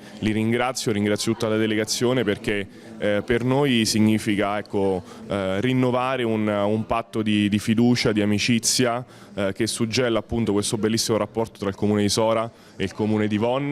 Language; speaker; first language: Italian; native; Italian